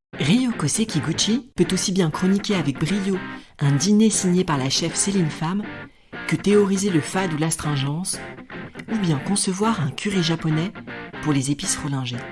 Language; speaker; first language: French; native; French